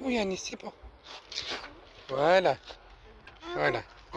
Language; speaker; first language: French; native; French